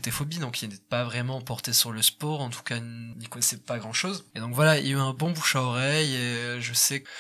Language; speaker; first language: French; native; French